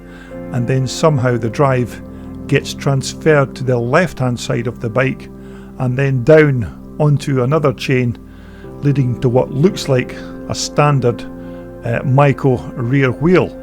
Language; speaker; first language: English; native; English